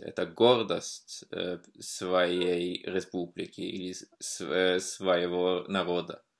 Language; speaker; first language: Russian; non-native, fluent; Norwegian